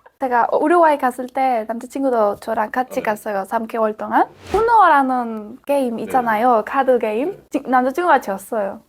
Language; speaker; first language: Korean; non-native, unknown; Spanish